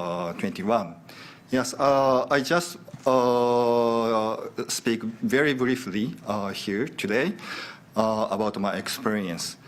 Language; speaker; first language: English; non-native, learner; Japanese